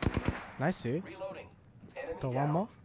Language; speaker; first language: Japanese; non-native, learner; English